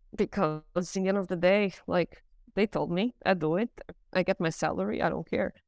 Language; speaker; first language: English; non-native, fluent; Portuguese